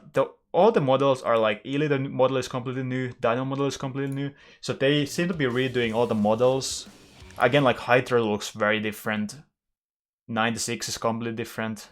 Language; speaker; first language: English; non-native, fluent; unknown